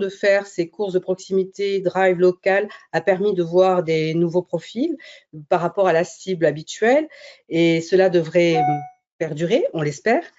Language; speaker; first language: French; native; French